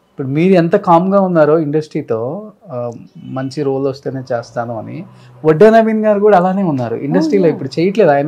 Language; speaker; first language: Telugu; native; Telugu